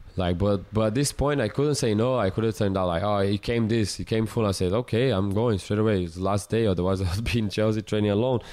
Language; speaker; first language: English; non-native, fluent; Portuguese